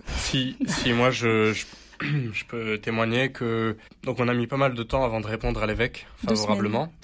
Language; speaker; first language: French; native; French